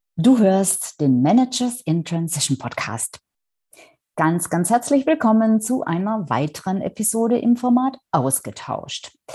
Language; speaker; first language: German; native; German